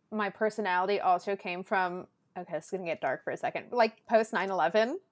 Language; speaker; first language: English; early bilingual, other home language; Spanish